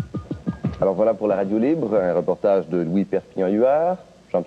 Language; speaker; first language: French; native; French